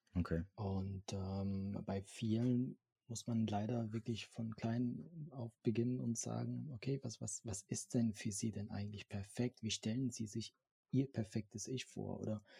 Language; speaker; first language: German; non-native, fluent; French